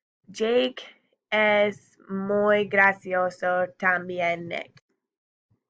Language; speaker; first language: Spanish; non-native, learner; English